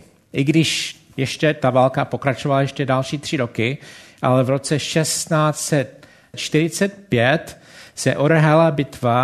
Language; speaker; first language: Czech; non-native, fluent; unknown